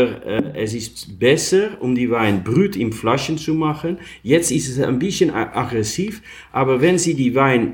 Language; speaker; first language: German; non-native, learner; Dutch